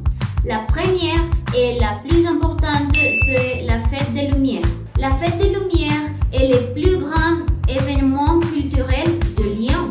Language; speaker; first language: French; non-native, learner; Spanish